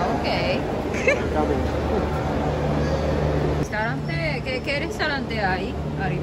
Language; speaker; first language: Spanish; non-native, learner; Japanese